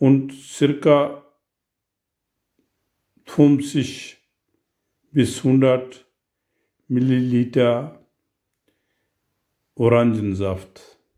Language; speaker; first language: German; non-native, learner; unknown